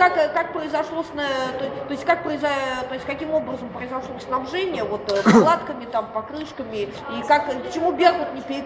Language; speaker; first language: Russian; native; Russian